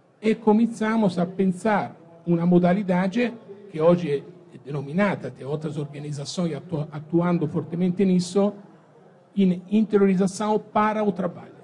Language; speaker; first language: Portuguese; non-native, fluent; Italian